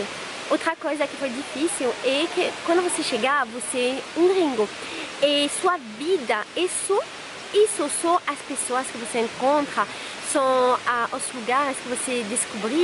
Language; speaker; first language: Portuguese; non-native, fluent; French